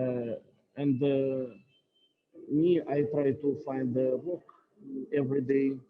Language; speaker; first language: English; non-native, learner; Russian